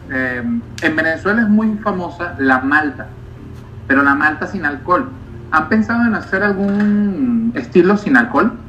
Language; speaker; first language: Spanish; native; Spanish